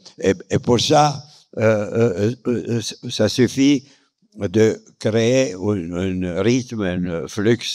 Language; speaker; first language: French; non-native, fluent; Romanian